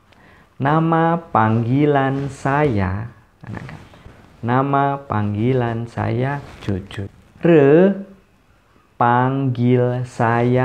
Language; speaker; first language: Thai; non-native, fluent; Indonesian